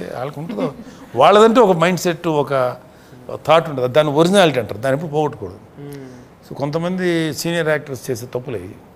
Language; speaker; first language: Telugu; native; Telugu